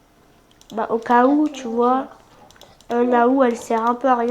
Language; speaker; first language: French; native; French